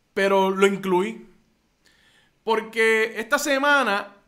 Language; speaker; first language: Spanish; native; Spanish